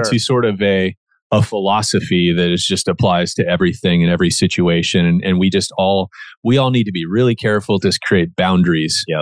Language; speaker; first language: English; native; English